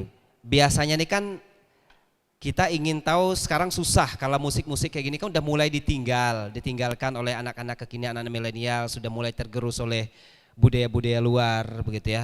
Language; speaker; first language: Malay; native; Malay